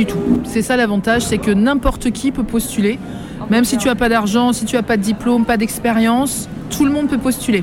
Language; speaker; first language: French; native; French